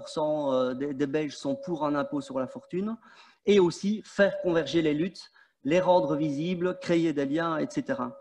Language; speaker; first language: French; native; French